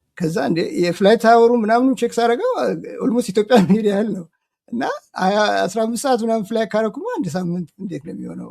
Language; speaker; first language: Amharic; native; Amharic